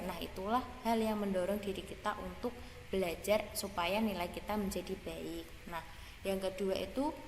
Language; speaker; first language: Indonesian; native; Indonesian